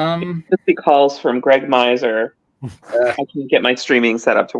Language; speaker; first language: English; native; English